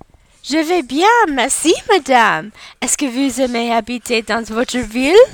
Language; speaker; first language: French; non-native, learner; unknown